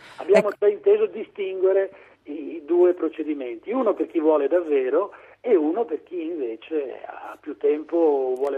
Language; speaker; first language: Italian; native; Italian